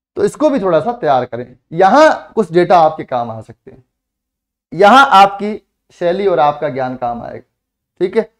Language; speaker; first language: Hindi; native; Hindi